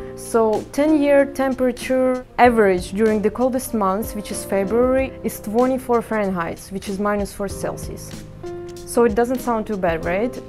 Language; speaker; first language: English; non-native, fluent; Ukrainian